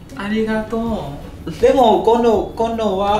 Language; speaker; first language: Japanese; non-native, learner; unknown